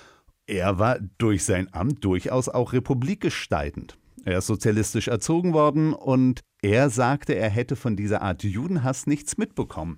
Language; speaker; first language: German; native; German